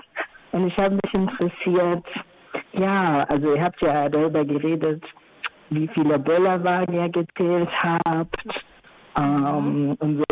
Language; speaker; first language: German; non-native, fluent; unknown